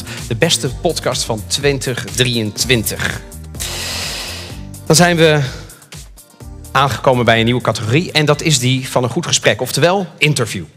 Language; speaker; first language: Dutch; native; Dutch